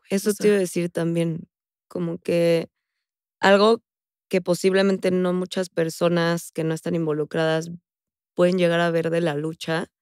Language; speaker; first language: Spanish; native; Spanish